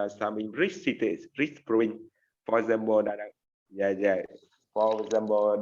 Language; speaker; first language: English; non-native, learner; Vietnamese